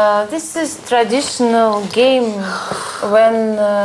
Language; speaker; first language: English; non-native, learner; Russian